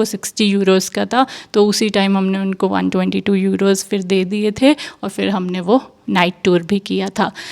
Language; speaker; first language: Hindi; native; Hindi